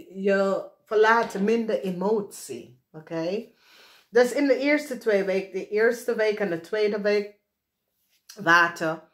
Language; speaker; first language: Dutch; non-native, fluent; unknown